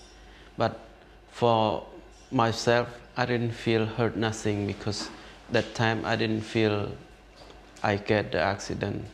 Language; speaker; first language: English; non-native, learner; Khmer